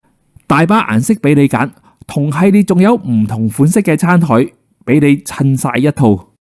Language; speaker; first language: Cantonese; native; Cantonese